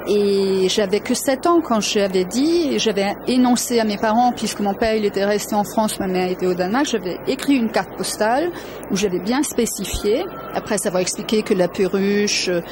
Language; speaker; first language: French; early bilingual, other home language; Danish